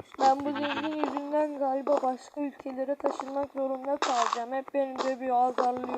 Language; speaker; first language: Turkish; native; Turkish